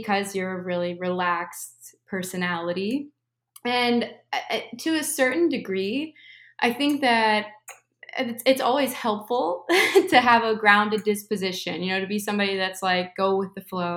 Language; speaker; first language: English; native; English